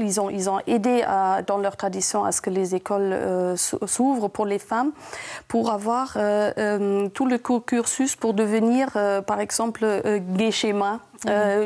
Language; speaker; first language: French; non-native, fluent; German